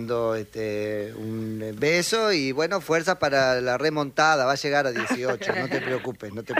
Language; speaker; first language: Spanish; native; Spanish